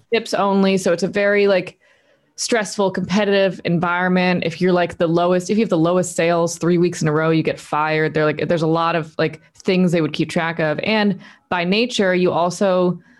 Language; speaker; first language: English; native; English